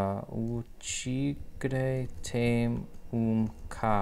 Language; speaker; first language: Portuguese; non-native, learner; English